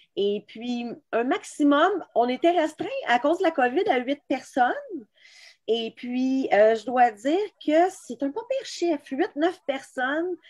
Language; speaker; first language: French; native; French